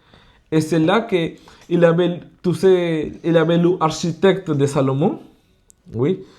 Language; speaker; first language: French; non-native, fluent; Spanish